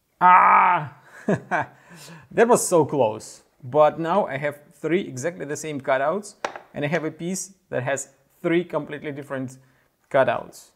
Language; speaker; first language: English; non-native, fluent; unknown